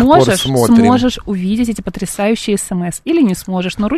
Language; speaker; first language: Russian; native; Russian